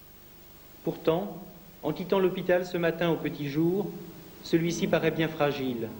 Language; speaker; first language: French; native; French